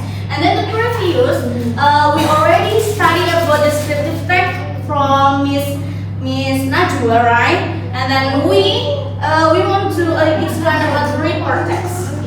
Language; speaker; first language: English; non-native, learner; Indonesian